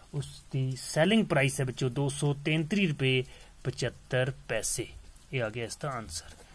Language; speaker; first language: Urdu; non-native, local second language; Punjabi